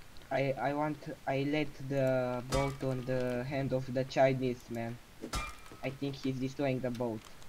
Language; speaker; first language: English; non-native, fluent; Romanian